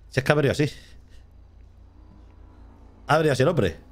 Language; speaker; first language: Spanish; native; Spanish